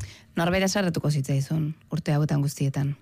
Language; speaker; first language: Basque; native; Basque